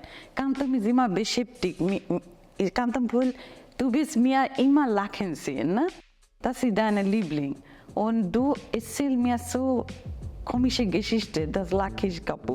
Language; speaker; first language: German; non-native, learner; Bangla